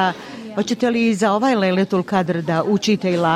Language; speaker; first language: Serbian; native; Serbian